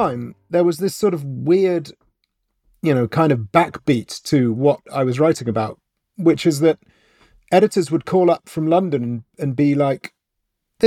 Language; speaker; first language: English; native; English